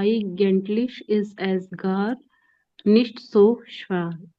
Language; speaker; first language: German; non-native, learner; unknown